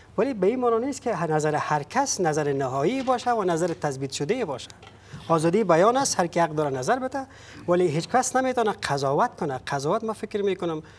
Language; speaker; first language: Persian; native; Persian